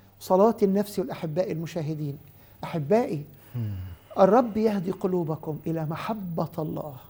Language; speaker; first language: Egyptian Arabic; native; Egyptian Arabic